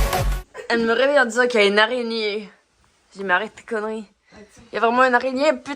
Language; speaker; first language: French; native; French